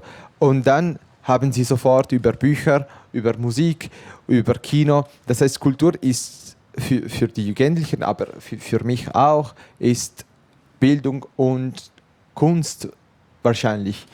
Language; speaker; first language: German; non-native, fluent; Italian